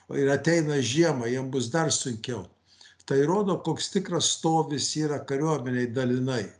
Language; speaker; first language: Lithuanian; early bilingual, heritage; Lithuanian